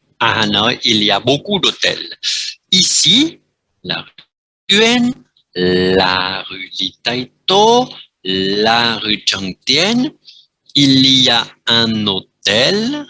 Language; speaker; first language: French; non-native, fluent; Vietnamese